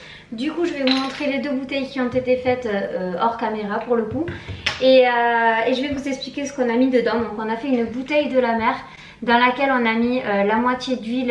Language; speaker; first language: French; native; French